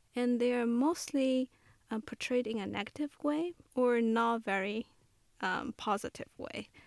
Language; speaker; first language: English; non-native, fluent; Chinese